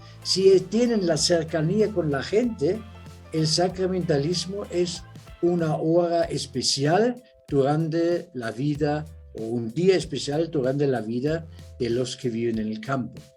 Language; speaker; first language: Spanish; non-native, fluent; German